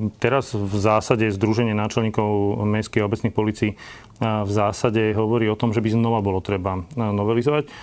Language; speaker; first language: Slovak; native; Slovak